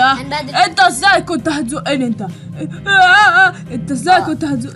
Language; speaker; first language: Arabic; native; Arabic